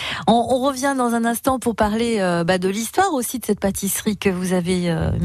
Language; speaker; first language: French; native; French